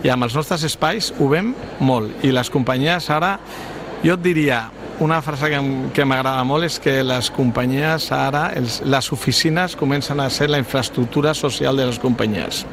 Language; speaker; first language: Catalan; non-native, local second language; Spanish